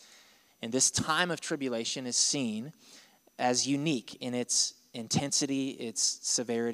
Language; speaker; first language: English; native; English